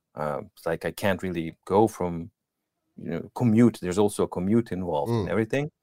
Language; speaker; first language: English; non-native, fluent; Serbian